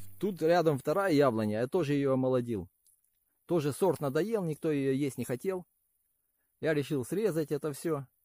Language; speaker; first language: Russian; non-native, local second language; Ukrainian